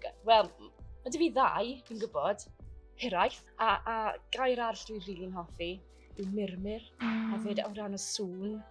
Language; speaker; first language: Welsh; native; Welsh